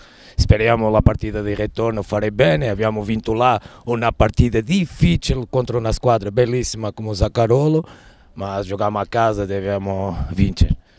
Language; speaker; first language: Italian; non-native, learner; Portuguese